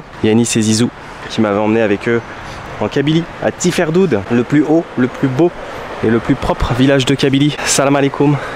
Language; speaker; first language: French; native; French